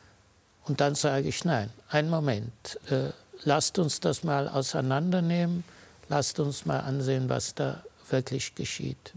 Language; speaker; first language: German; early bilingual, heritage; German